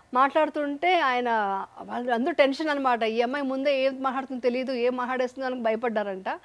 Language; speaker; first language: Telugu; native; Telugu